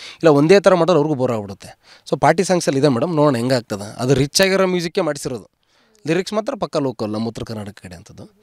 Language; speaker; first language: Kannada; native; Kannada